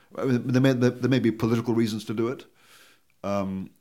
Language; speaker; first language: English; native; English